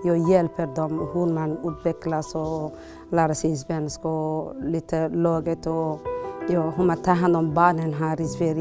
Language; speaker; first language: Swedish; non-native, learner; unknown